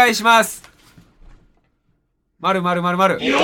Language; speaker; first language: Japanese; native; Japanese